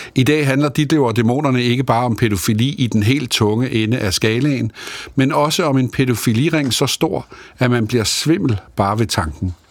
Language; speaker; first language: Danish; native; Danish